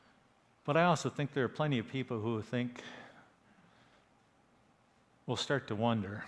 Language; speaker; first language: English; native; English